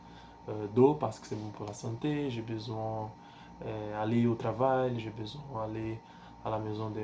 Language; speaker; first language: French; non-native, learner; Portuguese